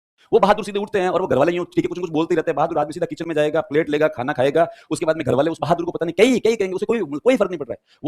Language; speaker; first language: Hindi; native; Hindi